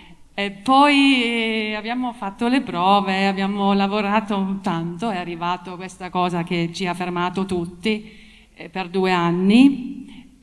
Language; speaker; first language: Italian; non-native, fluent; German